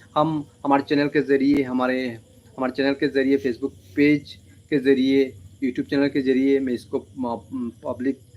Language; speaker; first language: Hindi; non-native, local second language; Bangla